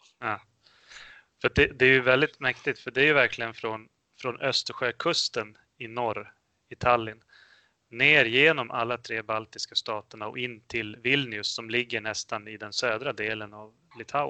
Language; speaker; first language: Swedish; early bilingual, other home language; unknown